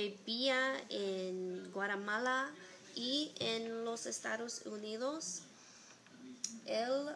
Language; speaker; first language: Spanish; non-native, learner; English